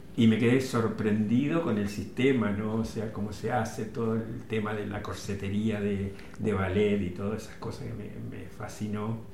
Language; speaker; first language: Spanish; native; Spanish